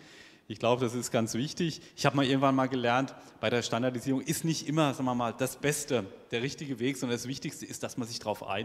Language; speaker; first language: German; native; German